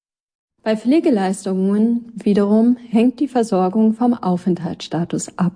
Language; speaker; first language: German; native; German